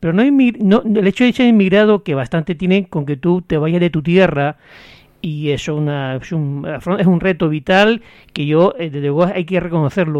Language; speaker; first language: Spanish; native; Spanish